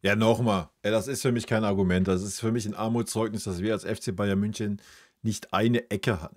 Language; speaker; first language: German; native; German